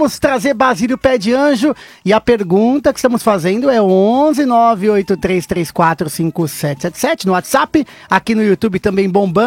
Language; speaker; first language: Portuguese; native; Portuguese